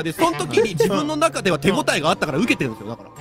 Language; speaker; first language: Japanese; native; Japanese